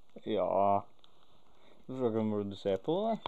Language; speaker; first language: Norwegian; native; Norwegian